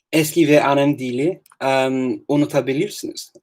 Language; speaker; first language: Turkish; non-native, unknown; English